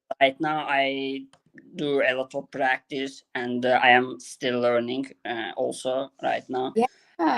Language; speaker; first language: English; non-native, learner; Azerbaijani